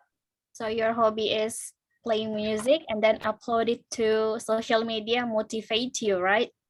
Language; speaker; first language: English; non-native, fluent; Indonesian